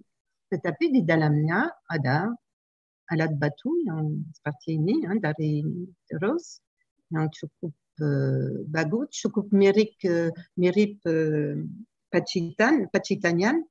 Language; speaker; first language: Indonesian; non-native, learner; French